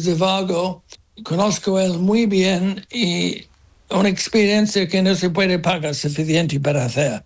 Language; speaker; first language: Spanish; non-native, learner; English